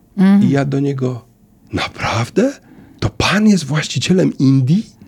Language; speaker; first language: Polish; native; Polish